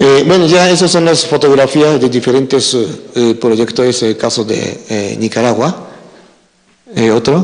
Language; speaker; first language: Spanish; non-native, fluent; Japanese